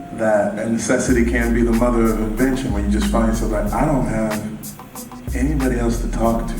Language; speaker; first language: English; native; English